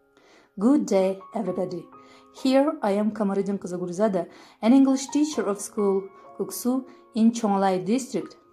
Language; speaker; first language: English; non-native, fluent; Kyrgyz